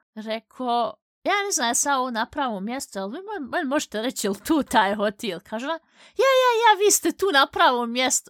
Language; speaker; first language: Bosnian; early bilingual, heritage; Bosnian